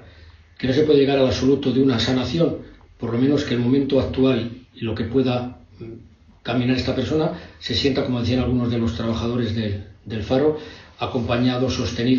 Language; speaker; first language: Spanish; native; Spanish